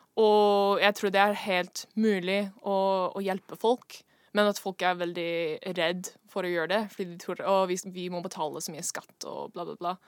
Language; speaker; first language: Norwegian; non-native, fluent; English